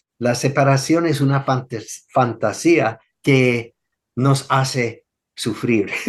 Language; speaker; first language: Spanish; non-native, fluent; English